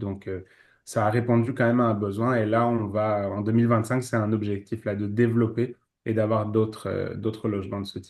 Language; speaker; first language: French; native; French